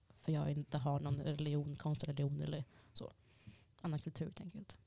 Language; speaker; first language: Swedish; early bilingual, other home language; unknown